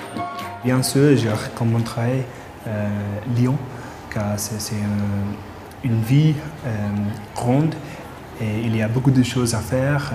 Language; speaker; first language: French; non-native, fluent; English